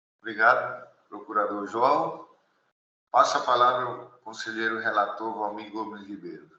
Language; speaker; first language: Portuguese; native; Portuguese